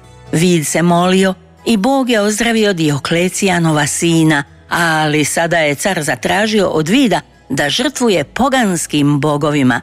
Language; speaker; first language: Croatian; native; Croatian